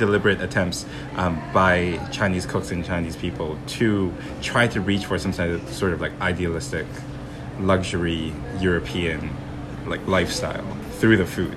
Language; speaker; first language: English; non-native, local second language; Cantonese